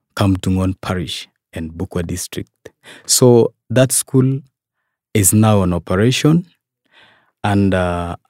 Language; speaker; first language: English; non-native, local second language; Kalenjin